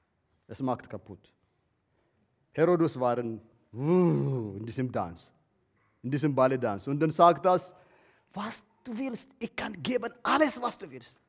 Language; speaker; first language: German; non-native, learner; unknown